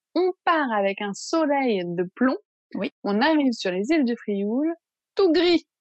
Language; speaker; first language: French; native; French